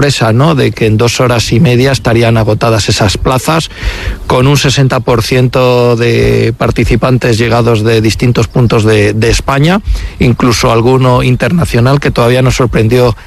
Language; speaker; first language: Spanish; native; Spanish